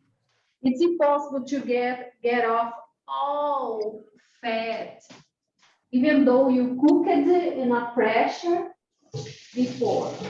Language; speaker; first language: English; non-native, learner; Portuguese